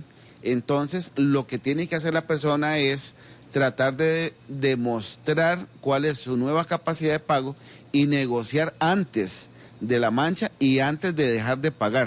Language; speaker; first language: Spanish; native; Spanish